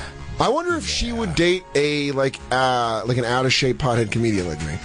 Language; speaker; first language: English; native; English